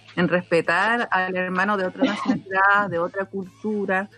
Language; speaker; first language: Spanish; non-native, local second language; Aymara